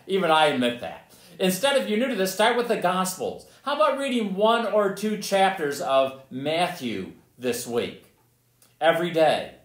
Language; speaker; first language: English; native; English